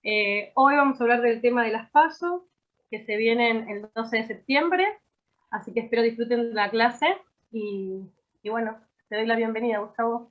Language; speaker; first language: Spanish; native; Spanish